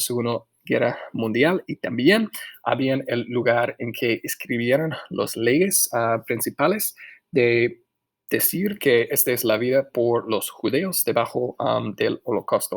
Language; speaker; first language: Spanish; non-native, fluent; English